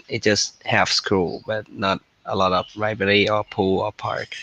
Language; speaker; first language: English; non-native, learner; Thai